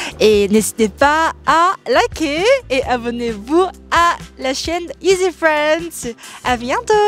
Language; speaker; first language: French; non-native, fluent; Korean